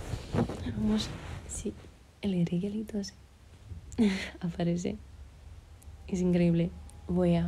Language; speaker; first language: Spanish; early bilingual, heritage; French